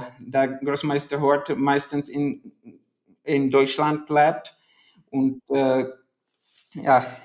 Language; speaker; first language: German; non-native, learner; Czech